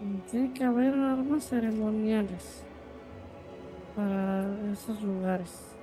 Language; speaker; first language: Spanish; native; Spanish